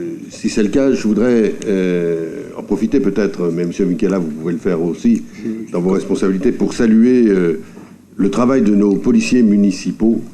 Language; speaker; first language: French; native; French